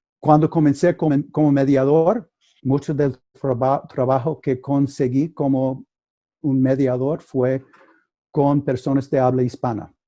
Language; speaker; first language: Spanish; non-native, fluent; English